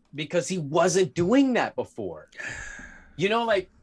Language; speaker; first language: English; native; English